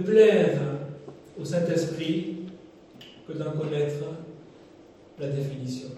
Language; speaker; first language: French; native; French